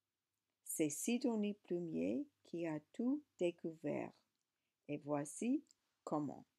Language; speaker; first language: French; non-native, learner; English